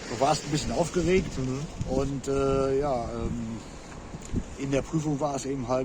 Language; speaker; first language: German; native; German